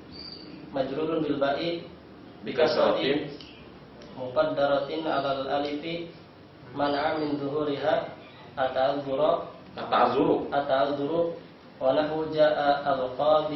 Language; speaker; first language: Arabic; non-native, learner; Indonesian